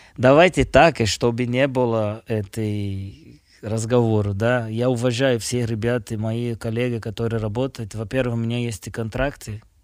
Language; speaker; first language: Russian; non-native, fluent; Portuguese